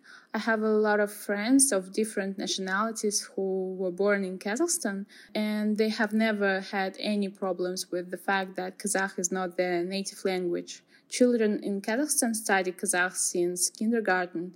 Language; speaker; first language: English; non-native, fluent; Kazakh